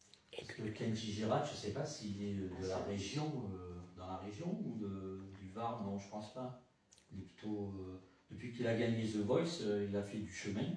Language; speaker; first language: French; native; French